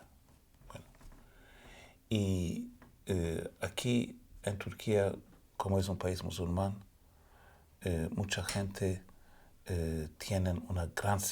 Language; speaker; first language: Spanish; early bilingual, heritage; Spanish